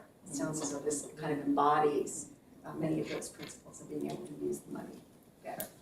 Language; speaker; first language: English; native; English